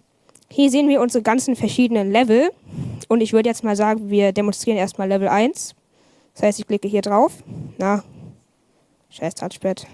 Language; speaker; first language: German; native; German